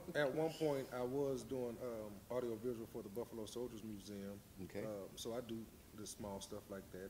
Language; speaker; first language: English; native; English